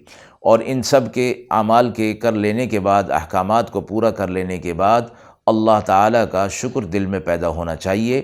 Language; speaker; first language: Urdu; native; Urdu